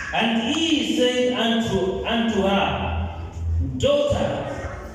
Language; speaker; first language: English; non-native, local second language; Swahili